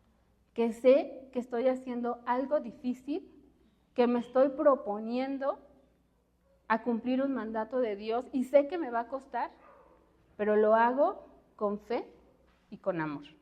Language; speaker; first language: Spanish; native; Spanish